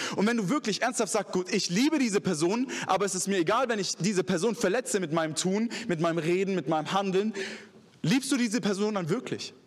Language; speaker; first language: German; early bilingual, other home language; Arabic